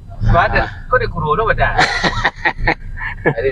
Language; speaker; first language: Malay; non-native, local second language; Minangkabau